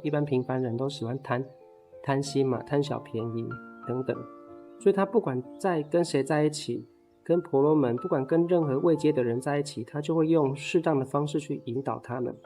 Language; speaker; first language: Chinese; native; Chinese